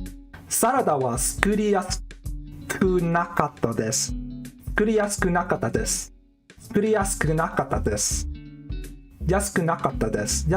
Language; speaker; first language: Japanese; non-native, learner; English